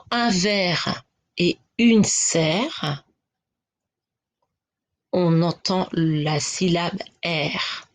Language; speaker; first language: French; native; French